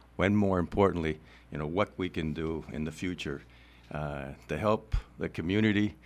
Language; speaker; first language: English; non-native, local second language; Spanish